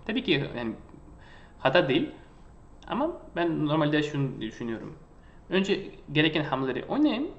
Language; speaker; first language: Turkish; non-native, fluent; Russian